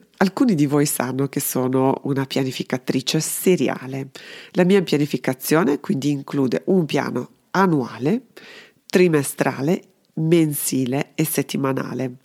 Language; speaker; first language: Italian; non-native, fluent; Serbian